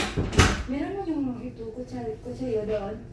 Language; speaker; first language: Filipino; non-native, learner; Indonesian